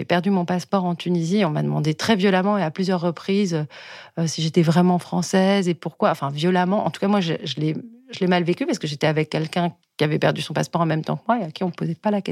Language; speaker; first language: French; native; French